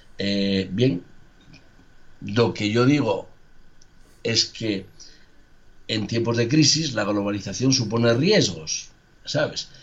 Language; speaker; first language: Spanish; native; Spanish